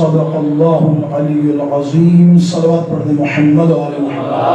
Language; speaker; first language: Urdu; native; Urdu